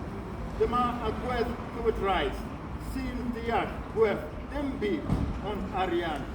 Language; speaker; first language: Welsh; non-native, fluent; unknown